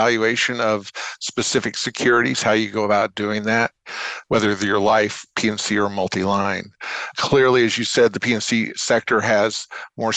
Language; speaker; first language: English; native; English